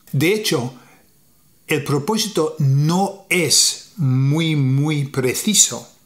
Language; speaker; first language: Spanish; non-native, fluent; English